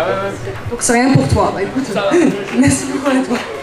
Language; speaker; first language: French; native; French